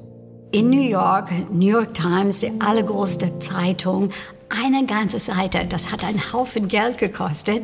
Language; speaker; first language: German; non-native, fluent; English